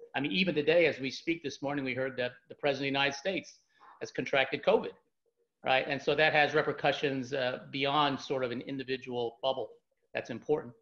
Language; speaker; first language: English; native; English